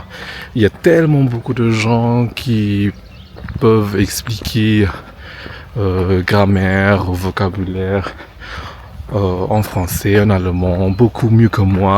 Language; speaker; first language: French; non-native, fluent; Indonesian